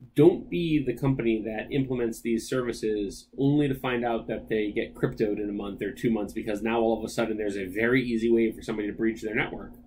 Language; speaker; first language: English; native; English